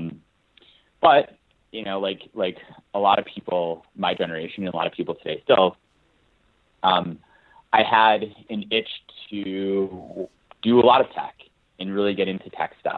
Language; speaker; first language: English; native; English